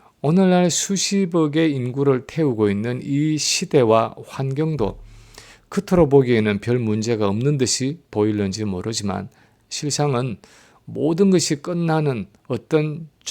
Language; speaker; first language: Korean; native; Korean